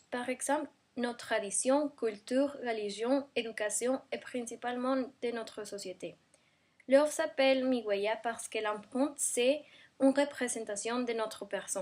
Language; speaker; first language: French; non-native, learner; Spanish